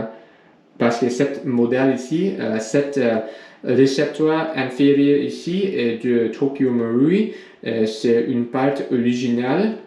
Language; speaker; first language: French; non-native, learner; English